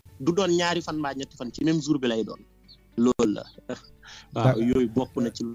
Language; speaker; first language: Wolof; non-native, local second language; Fula